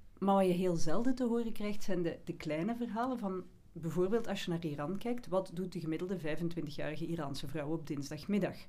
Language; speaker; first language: Dutch; native; Dutch